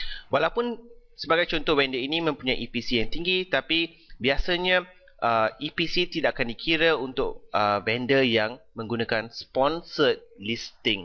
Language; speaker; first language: Malay; native; Malay